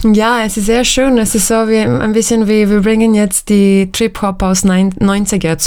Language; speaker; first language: German; non-native, fluent; Italian